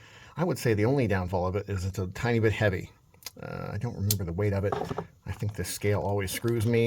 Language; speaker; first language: English; native; English